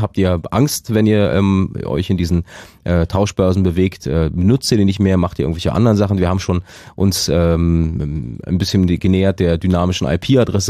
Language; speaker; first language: German; native; German